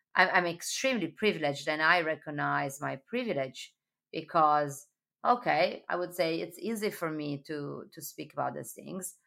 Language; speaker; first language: English; non-native, fluent; Italian